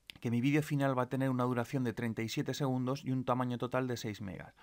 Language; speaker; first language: Spanish; native; Spanish